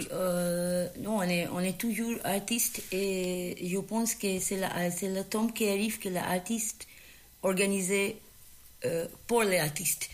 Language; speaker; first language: French; non-native, fluent; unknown